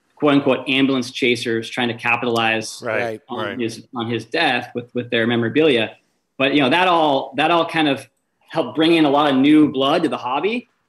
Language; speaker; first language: English; native; English